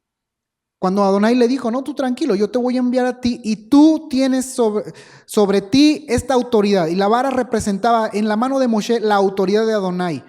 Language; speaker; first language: Spanish; native; Spanish